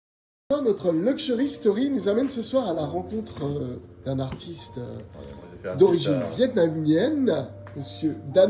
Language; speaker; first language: French; native; French